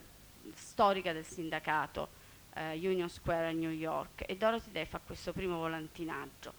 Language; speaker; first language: Italian; native; Italian